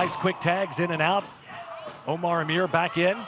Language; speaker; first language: English; native; English